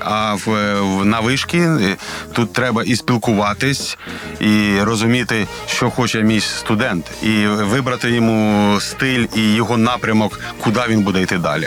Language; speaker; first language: Ukrainian; non-native, local second language; Russian